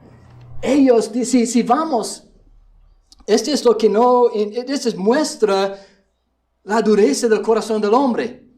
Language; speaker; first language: Spanish; non-native, fluent; English